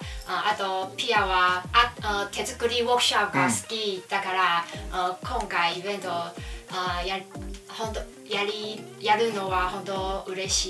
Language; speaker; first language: Japanese; non-native, learner; Chinese